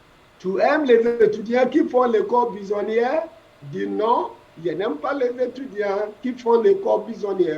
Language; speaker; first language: French; non-native, fluent; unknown